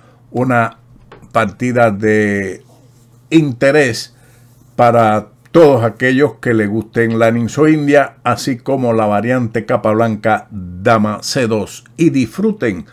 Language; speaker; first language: Spanish; native; Spanish